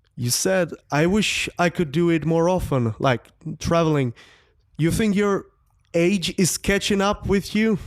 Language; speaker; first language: English; non-native, fluent; Czech